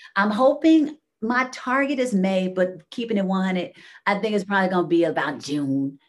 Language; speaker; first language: English; native; English